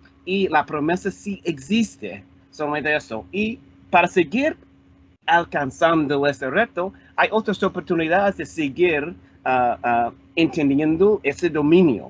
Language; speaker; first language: Spanish; non-native, fluent; English